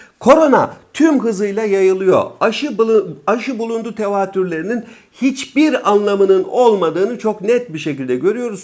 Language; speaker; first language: Turkish; native; Turkish